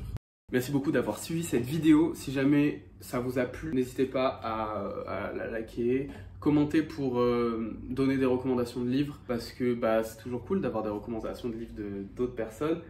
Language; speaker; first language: French; native; French